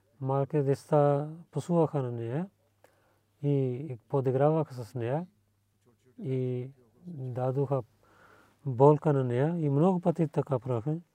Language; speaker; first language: Bulgarian; non-native, learner; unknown